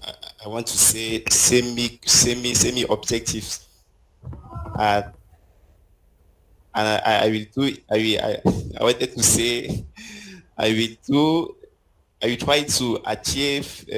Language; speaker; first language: English; non-native, learner; French